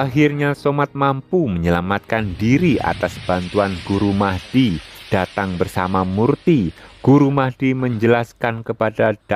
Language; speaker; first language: Indonesian; native; Indonesian